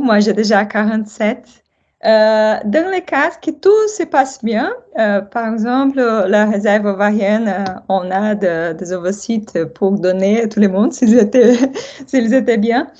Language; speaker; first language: French; non-native, fluent; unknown